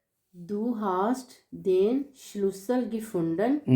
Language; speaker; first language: German; non-native, learner; Hindi